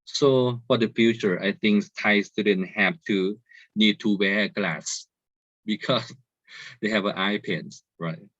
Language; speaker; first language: English; non-native, learner; Thai